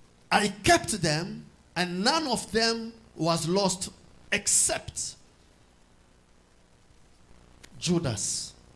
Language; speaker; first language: English; non-native, fluent; Swahili